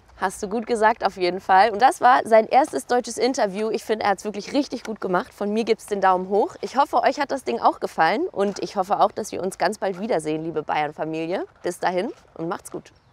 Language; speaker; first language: German; native; German